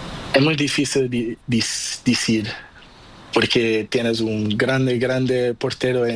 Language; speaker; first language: Spanish; non-native, learner; Portuguese